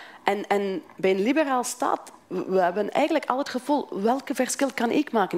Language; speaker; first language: Dutch; non-native, fluent; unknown